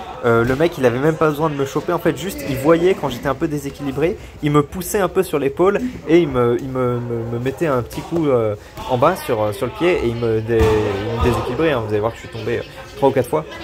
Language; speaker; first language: French; native; French